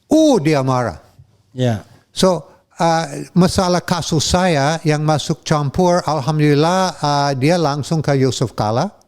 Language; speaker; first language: Indonesian; non-native, fluent; English